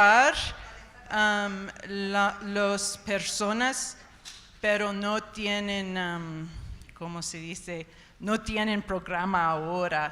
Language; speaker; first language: Spanish; non-native, learner; English